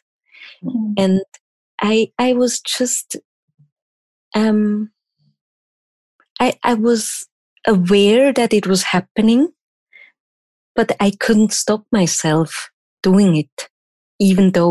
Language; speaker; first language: English; non-native, fluent; German